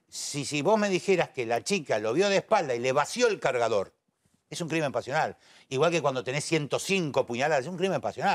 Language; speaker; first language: Spanish; native; Spanish